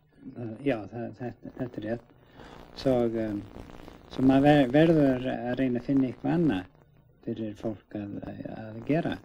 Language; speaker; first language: Icelandic; early bilingual, heritage; Icelandic